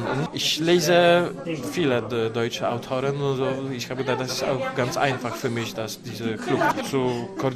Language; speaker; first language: German; non-native, learner; Polish